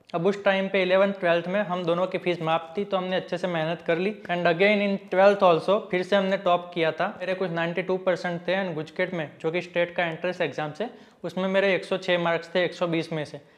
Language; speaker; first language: Hindi; non-native, local second language; Gujarati